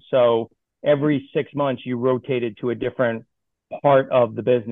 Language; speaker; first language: English; native; English